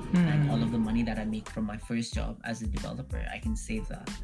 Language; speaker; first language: English; early bilingual, other home language; Hindi